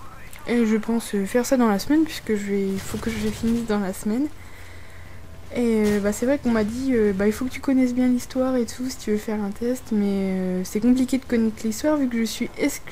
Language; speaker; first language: French; native; French